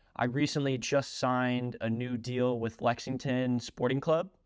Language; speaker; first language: English; native; English